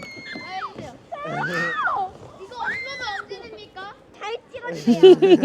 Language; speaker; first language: Korean; native; Korean